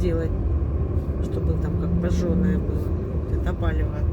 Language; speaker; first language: Russian; native; Russian